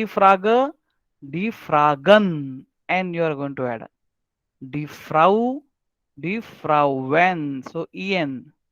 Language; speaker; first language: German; non-native, learner; Marathi